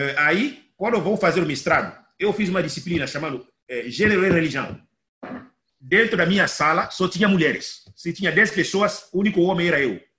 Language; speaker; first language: Portuguese; non-native, fluent; Lingala